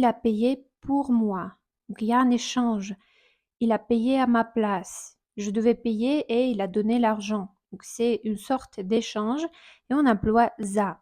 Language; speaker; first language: French; non-native, fluent; Russian